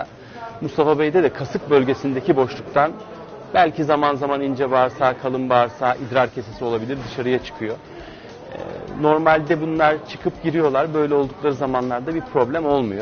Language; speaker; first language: Turkish; native; Turkish